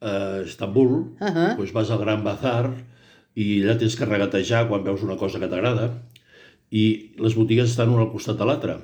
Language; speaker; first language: Catalan; native; Catalan